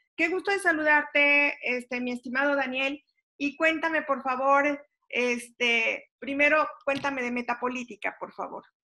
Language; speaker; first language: Spanish; native; Spanish